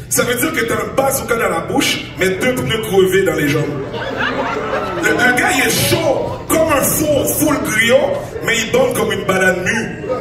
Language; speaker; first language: French; native; French